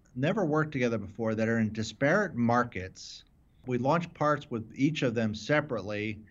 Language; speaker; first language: English; native; English